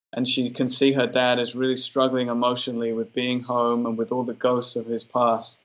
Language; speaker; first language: English; native; English